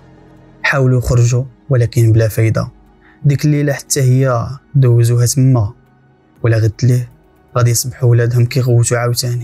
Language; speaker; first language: Arabic; native; Arabic